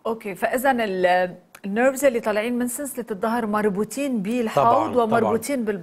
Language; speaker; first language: Arabic; native; Arabic